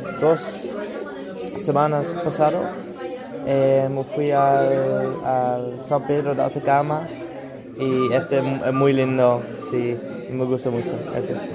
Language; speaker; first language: Spanish; non-native, learner; Dutch